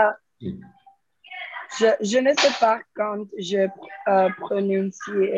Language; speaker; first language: French; non-native, learner; Spanish